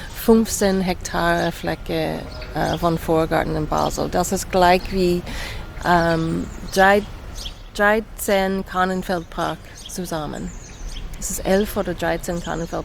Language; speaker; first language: German; non-native, fluent; English